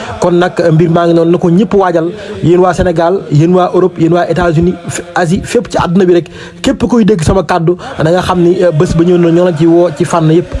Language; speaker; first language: Wolof; native; Wolof